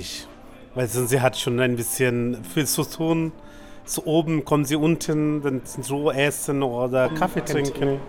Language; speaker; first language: German; non-native, learner; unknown